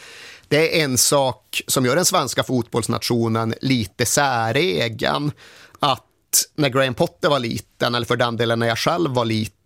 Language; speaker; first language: Swedish; native; Swedish